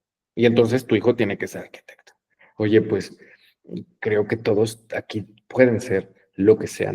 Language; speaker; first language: Spanish; native; Spanish